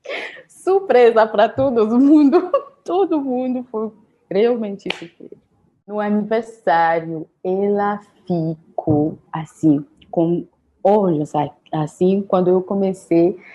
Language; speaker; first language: Portuguese; non-native, learner; French